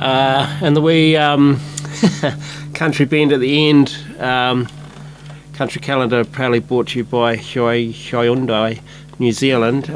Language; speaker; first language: English; native; English